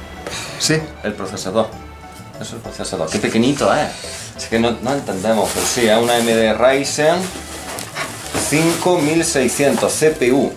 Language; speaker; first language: Spanish; native; Spanish